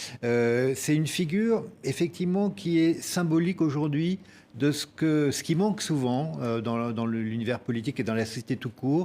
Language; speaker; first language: French; native; French